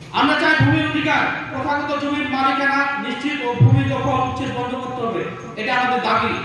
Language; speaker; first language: Bangla; non-native, local second language; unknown